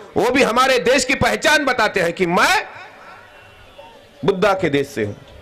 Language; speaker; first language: Hindi; non-native, local second language; Marathi